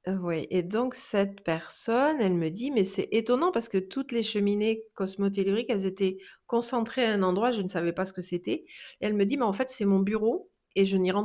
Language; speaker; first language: French; native; French